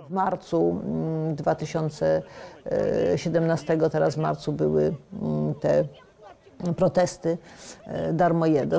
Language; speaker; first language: Polish; native; Polish